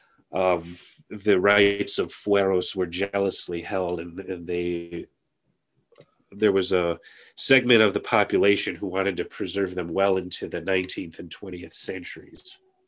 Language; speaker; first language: English; native; English